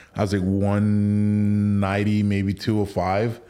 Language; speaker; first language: English; early bilingual, other home language; Spanish